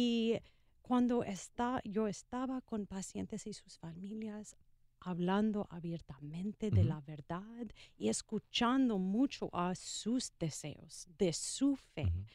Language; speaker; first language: Spanish; non-native, learner; English